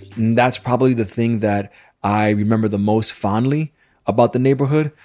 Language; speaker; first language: English; native; English